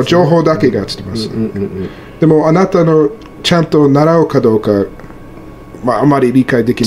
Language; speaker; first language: Japanese; non-native, learner; English